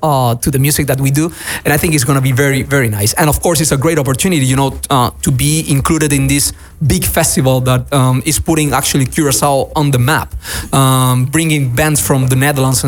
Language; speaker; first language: English; non-native, fluent; Spanish